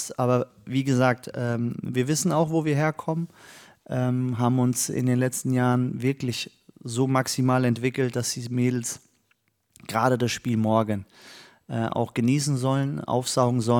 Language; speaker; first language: German; native; German